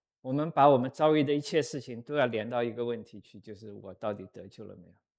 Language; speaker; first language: Chinese; native; Chinese